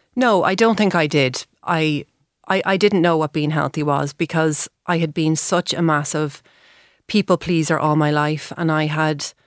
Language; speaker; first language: English; native; English